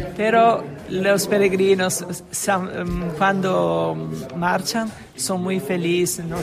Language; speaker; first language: Spanish; non-native, learner; Italian